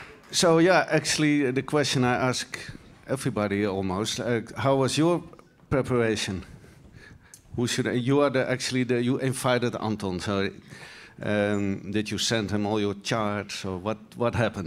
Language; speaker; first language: English; non-native, fluent; Dutch